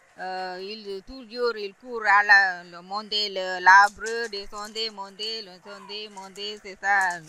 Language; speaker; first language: French; non-native, learner; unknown